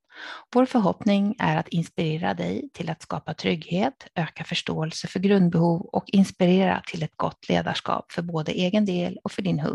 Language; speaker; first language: Swedish; native; Swedish